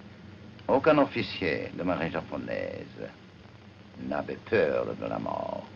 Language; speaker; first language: French; non-native, fluent; Japanese